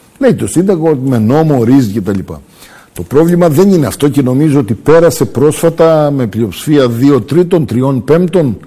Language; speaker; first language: Greek; early bilingual, heritage; Greek